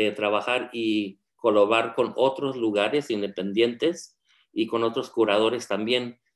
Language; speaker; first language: Spanish; early bilingual, heritage; Spanish